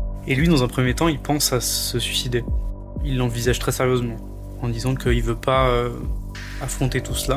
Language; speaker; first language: French; native; French